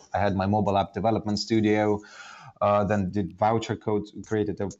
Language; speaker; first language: English; non-native, fluent; Estonian